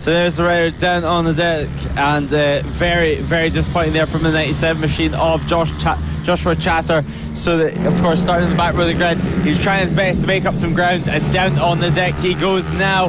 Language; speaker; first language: English; native; English